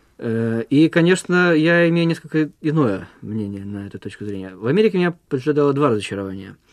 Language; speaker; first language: Russian; native; Russian